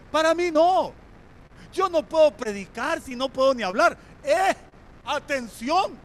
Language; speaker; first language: Spanish; native; Spanish